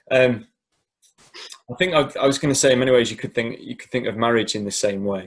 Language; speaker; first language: English; native; English